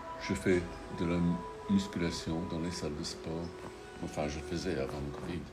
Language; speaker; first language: French; non-native, fluent; English